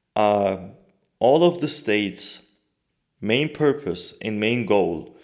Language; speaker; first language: English; non-native, fluent; Turkish